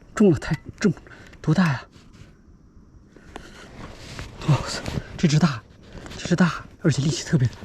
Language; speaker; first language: Chinese; native; Chinese